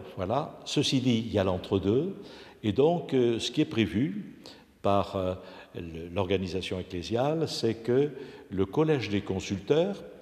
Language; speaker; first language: French; native; French